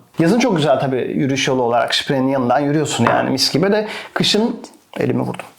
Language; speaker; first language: Turkish; native; Turkish